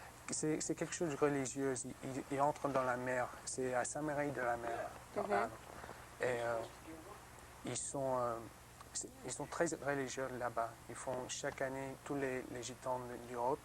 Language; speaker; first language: French; non-native, learner; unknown